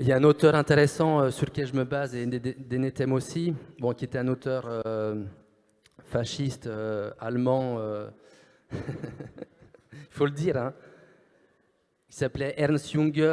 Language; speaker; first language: French; native; French